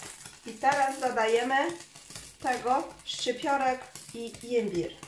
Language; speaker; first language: Polish; non-native, learner; Chinese